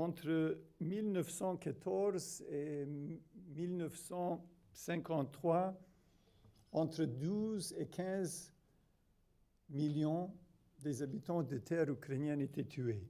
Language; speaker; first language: French; non-native, fluent; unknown